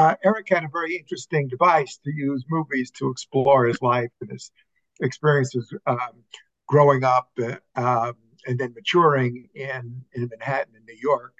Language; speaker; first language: English; native; English